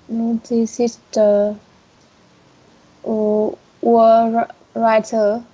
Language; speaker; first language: English; non-native, learner; Vietnamese